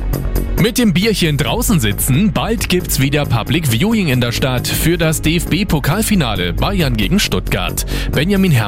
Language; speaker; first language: German; native; German